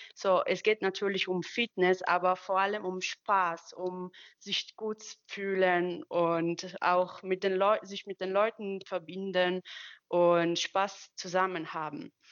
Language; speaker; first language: German; non-native, fluent; Italian